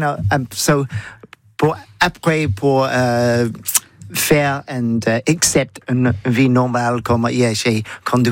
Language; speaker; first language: French; non-native, learner; English